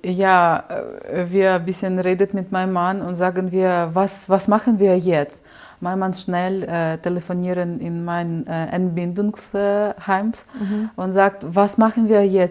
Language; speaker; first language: German; non-native, learner; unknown